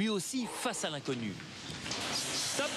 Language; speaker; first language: French; native; French